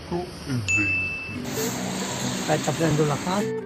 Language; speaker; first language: Italian; native; Italian